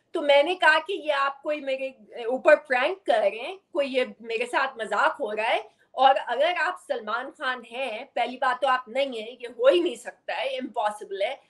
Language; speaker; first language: Urdu; native; Urdu